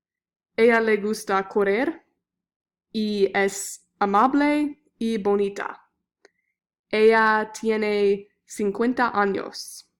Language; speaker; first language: Spanish; non-native, learner; English